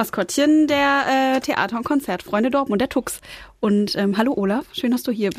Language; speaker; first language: German; native; German